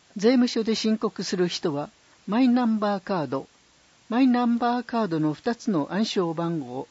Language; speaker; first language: Japanese; native; Japanese